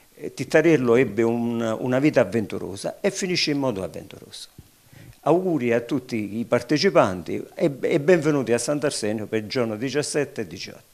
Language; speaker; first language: Italian; native; Italian